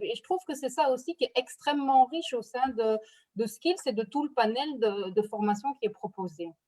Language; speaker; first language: French; native; French